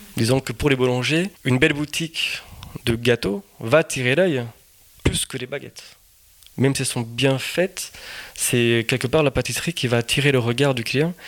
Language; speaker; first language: French; non-native, fluent; Portuguese